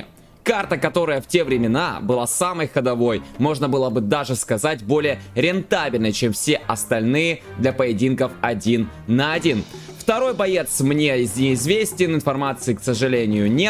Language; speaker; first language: Russian; native; Russian